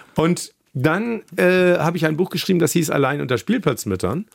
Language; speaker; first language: German; native; German